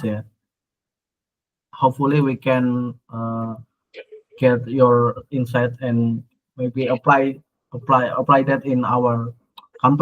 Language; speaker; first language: English; non-native, learner; Indonesian